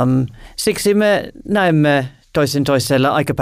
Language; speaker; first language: Finnish; non-native, learner; English